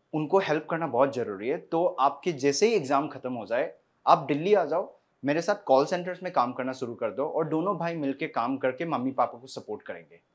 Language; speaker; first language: Hindi; non-native, local second language; Assamese